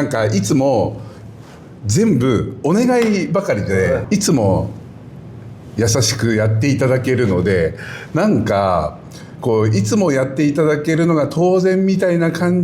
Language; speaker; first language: Japanese; native; Japanese